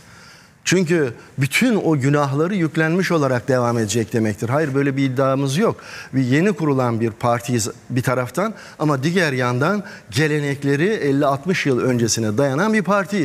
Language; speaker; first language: Turkish; native; Turkish